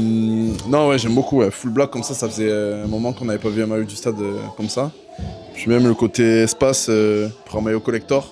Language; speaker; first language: French; native; French